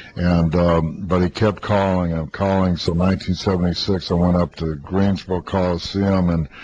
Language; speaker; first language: English; native; English